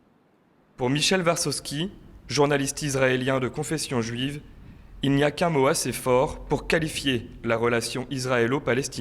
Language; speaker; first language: French; native; French